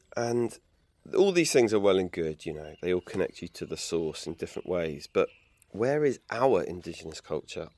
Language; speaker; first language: English; native; English